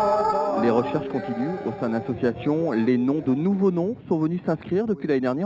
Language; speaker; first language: French; native; French